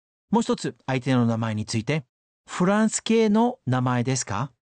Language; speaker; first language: Japanese; non-native, fluent; English